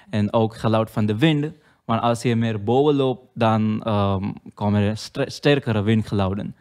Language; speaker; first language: Dutch; non-native, learner; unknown